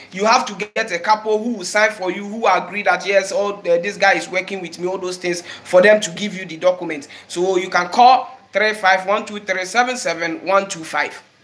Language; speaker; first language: English; non-native, local second language; Akan